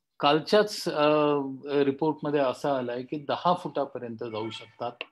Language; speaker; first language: Marathi; non-native, local second language; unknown